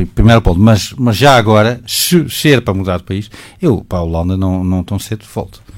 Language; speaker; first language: Portuguese; non-native, fluent; Dutch